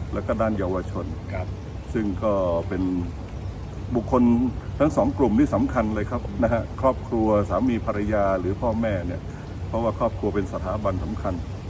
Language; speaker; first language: Thai; native; Thai